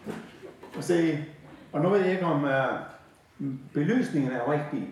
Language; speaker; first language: Danish; native; Danish